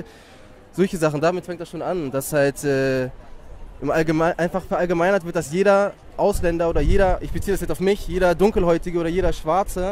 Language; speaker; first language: German; native; German